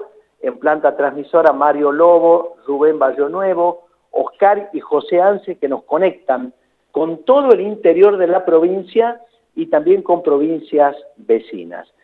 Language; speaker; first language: Spanish; native; Spanish